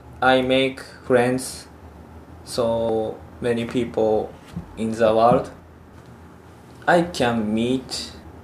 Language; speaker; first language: English; non-native, learner; Japanese